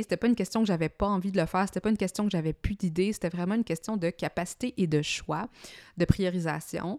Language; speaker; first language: French; native; French